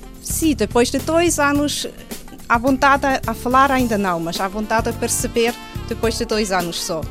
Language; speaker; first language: Portuguese; non-native, fluent; Swiss German